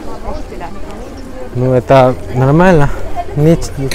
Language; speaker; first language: Russian; non-native, learner; Hindi